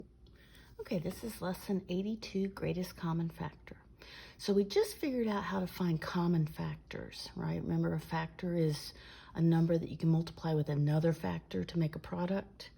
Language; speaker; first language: English; native; English